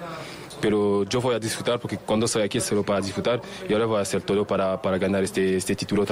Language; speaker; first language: Spanish; non-native, learner; French